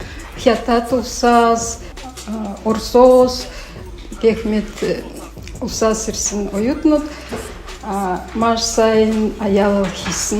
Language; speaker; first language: Mongolian; non-native, learner; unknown